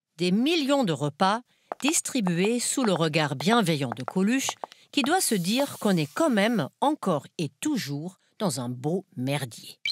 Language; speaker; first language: French; non-native, fluent; German